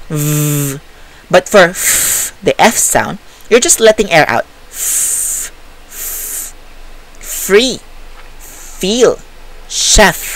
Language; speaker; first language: English; non-native, local second language; Filipino